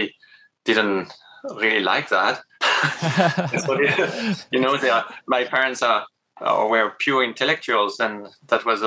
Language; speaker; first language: English; non-native, fluent; French